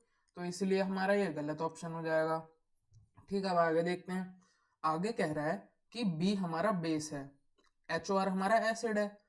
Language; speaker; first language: Hindi; native; Hindi